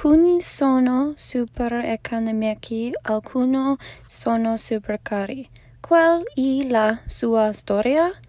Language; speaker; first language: Italian; non-native, learner; English